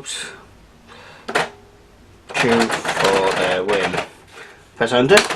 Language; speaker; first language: English; native; English